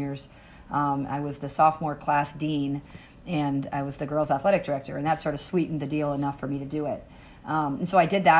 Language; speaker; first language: English; native; English